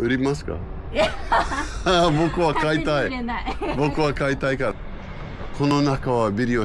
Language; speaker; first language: Japanese; non-native, learner; English